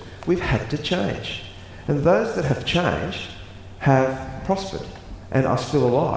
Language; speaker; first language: English; native; English